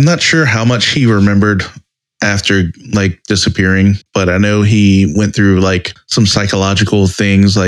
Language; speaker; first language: English; native; English